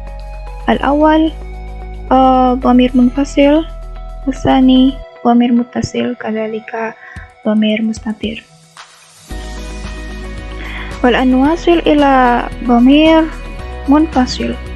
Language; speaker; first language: Arabic; non-native, learner; Indonesian